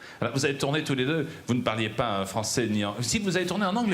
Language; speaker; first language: French; native; French